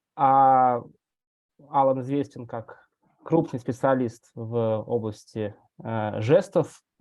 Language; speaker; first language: Russian; native; Russian